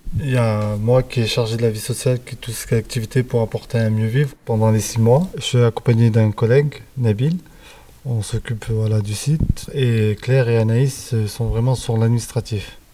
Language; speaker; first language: French; native; French